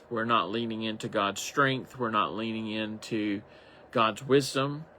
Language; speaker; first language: English; native; English